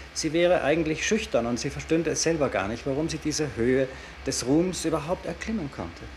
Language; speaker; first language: German; native; German